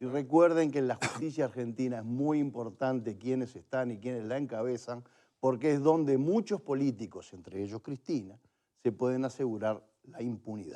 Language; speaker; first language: Spanish; native; Spanish